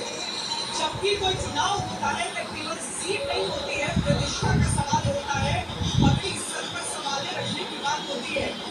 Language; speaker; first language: Hindi; native; Hindi